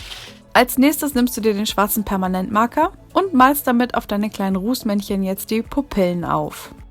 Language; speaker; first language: German; native; German